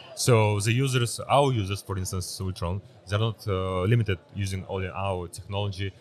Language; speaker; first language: English; early bilingual, other home language; Uzbek